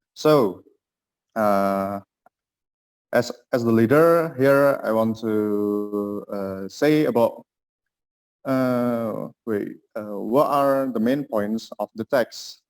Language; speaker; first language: English; non-native, learner; Indonesian